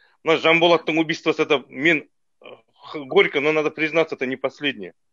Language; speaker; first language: Russian; non-native, local second language; Kazakh